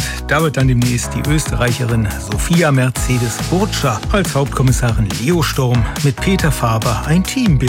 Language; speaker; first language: German; native; German